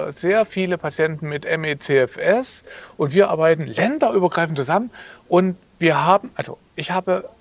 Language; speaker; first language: German; native; German